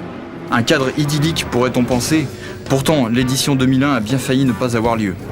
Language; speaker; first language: French; native; French